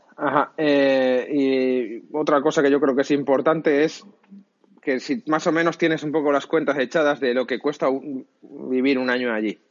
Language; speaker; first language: Spanish; native; Spanish